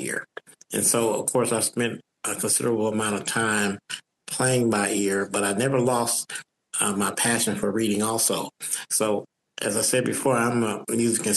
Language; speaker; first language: English; native; English